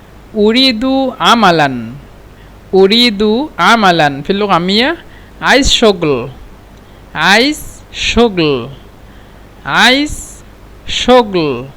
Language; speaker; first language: Arabic; non-native, fluent; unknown